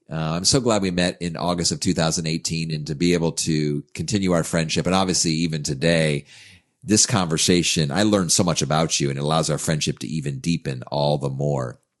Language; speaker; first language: English; native; English